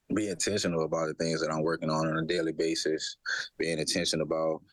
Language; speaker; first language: English; native; English